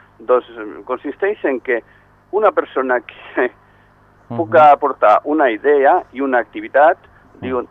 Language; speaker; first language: Catalan; non-native, local second language; Spanish